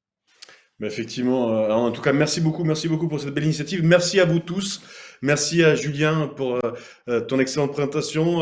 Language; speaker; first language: French; native; French